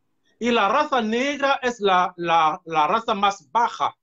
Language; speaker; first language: Spanish; non-native, fluent; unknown